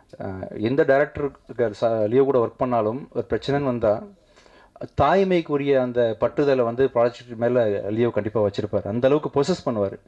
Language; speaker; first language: Tamil; native; Tamil